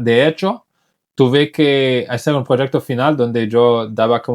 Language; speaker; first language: Spanish; non-native, fluent; English